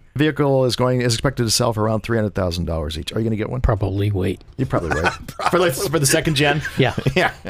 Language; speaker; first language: English; native; English